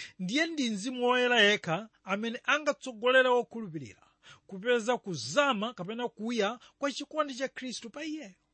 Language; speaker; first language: Nyanja; native; Nyanja